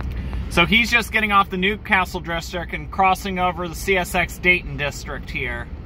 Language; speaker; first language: English; native; English